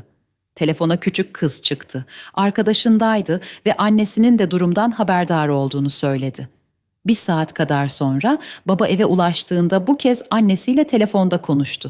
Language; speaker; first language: Turkish; native; Turkish